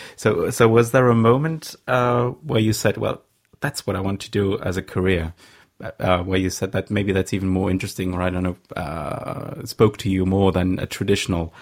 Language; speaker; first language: English; non-native, fluent; German